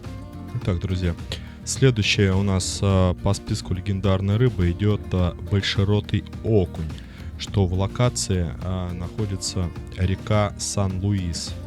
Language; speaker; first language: Russian; native; Russian